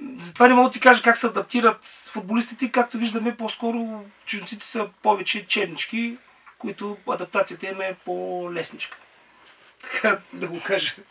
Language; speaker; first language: Bulgarian; native; Bulgarian